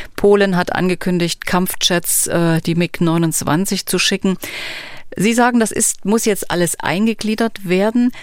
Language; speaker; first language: German; native; German